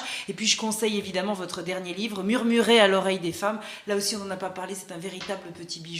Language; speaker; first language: French; native; French